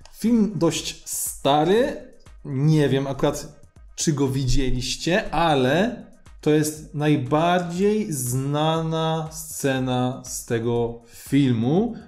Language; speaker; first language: Polish; native; Polish